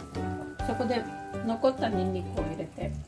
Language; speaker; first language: Japanese; non-native, fluent; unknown